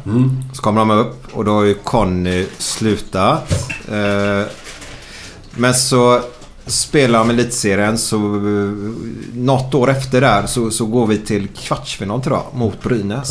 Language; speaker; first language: Swedish; native; Swedish